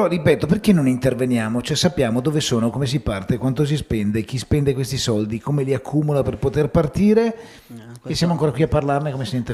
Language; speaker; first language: Italian; native; Italian